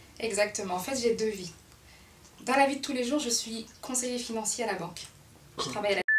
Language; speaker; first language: French; early bilingual, other home language; Haitian Creole